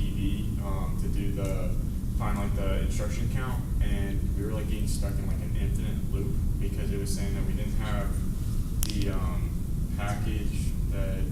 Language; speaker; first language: English; native; English